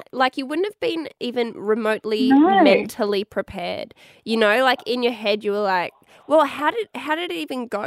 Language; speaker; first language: English; native; English